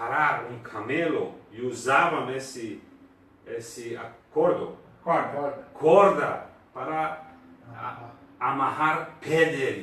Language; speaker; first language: Portuguese; non-native, learner; Persian